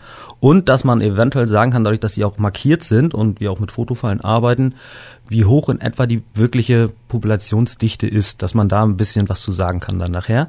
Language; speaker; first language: German; native; German